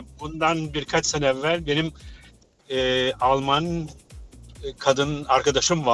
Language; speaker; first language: Turkish; early bilingual, heritage; Turkish